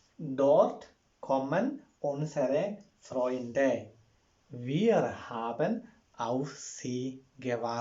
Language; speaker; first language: German; non-native, fluent; Malayalam